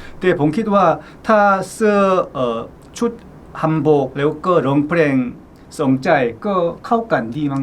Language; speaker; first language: Thai; non-native, learner; Korean